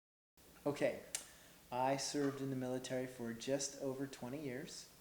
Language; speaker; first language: English; native; English